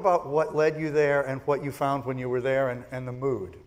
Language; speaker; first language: English; native; English